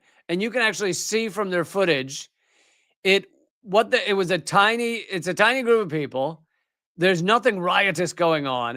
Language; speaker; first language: English; native; English